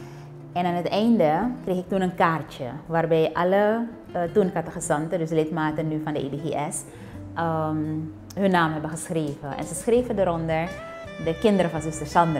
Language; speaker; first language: Dutch; native; Dutch